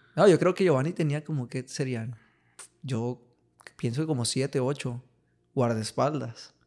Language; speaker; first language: Spanish; native; Spanish